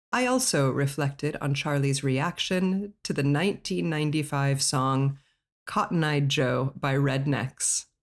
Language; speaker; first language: English; native; English